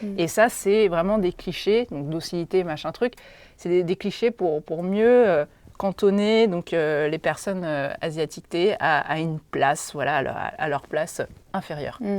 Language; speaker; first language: French; native; French